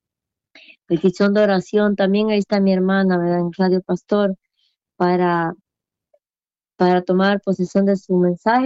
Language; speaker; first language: Spanish; native; Spanish